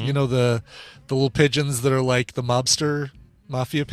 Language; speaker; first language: English; native; English